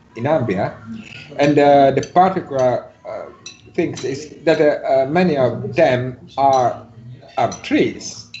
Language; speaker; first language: English; non-native, learner; Italian